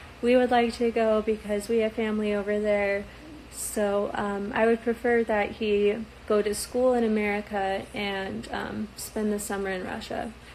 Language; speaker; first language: English; native; English